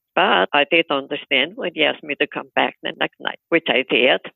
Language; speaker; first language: English; non-native, fluent; Icelandic